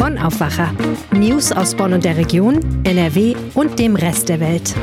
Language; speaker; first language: German; native; German